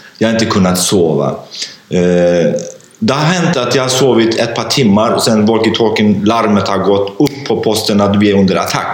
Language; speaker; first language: Swedish; non-native, fluent; Kurdish